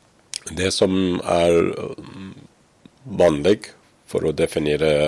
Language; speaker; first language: Norwegian; non-native, fluent; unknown